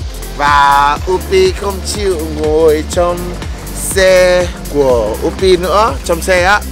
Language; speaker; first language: Vietnamese; non-native, fluent; English